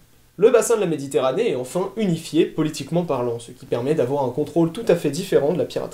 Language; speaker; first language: French; native; French